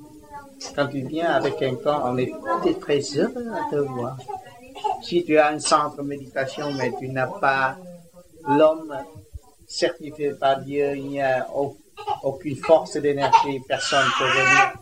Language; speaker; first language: French; non-native, learner; Vietnamese